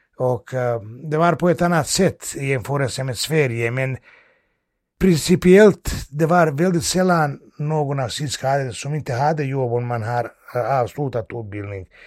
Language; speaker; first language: Swedish; non-native, fluent; Bosnian